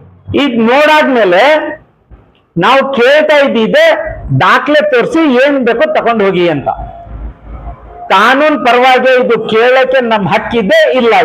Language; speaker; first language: Kannada; native; Kannada